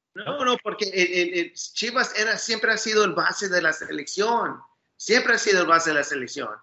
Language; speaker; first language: Spanish; early bilingual, other home language; English